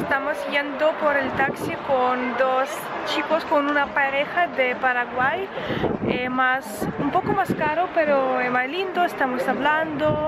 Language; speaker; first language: Spanish; non-native, fluent; Russian